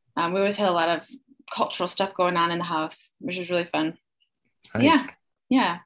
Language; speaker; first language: English; native; English